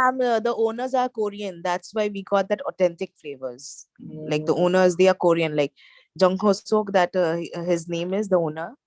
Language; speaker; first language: English; non-native, local second language; Bangla